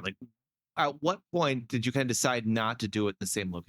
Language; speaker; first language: English; native; English